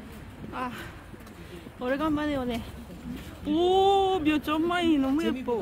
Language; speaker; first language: Korean; non-native, fluent; Japanese